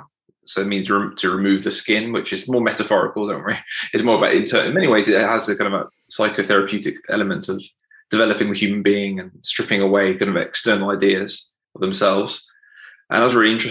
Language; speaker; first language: English; native; English